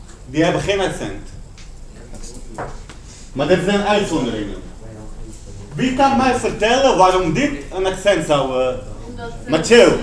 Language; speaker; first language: Dutch; non-native, fluent; Spanish